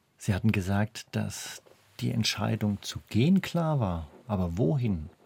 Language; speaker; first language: German; native; German